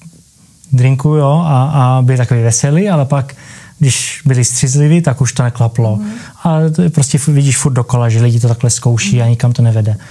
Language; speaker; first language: Czech; early bilingual, heritage; Czech